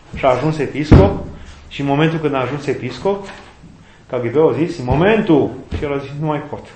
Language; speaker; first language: Romanian; native; Romanian